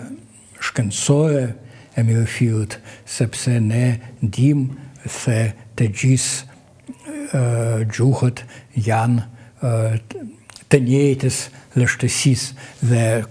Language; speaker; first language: Albanian; non-native, fluent; Russian